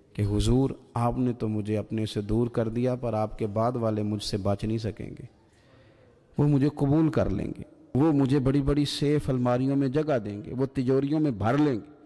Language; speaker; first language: Urdu; native; Urdu